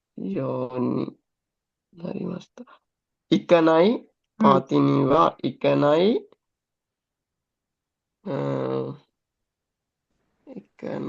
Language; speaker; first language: Japanese; non-native, learner; Sinhala